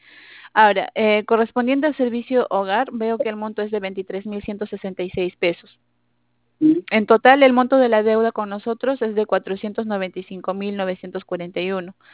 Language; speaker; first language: Spanish; native; Spanish